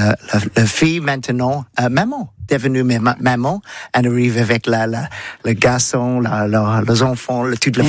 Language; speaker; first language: French; non-native, learner; English